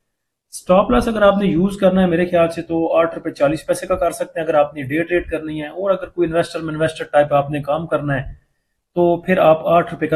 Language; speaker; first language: Hindi; native; Hindi